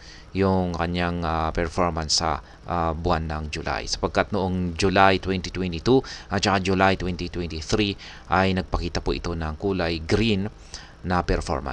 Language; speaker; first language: Filipino; native; Filipino